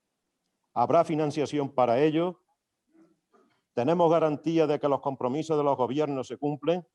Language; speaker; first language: Spanish; native; Spanish